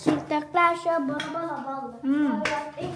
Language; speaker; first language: Dutch; early bilingual, other home language; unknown